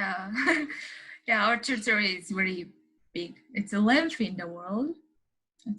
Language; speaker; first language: English; non-native, learner; Mongolian